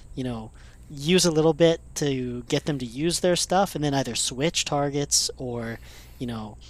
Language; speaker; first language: English; native; English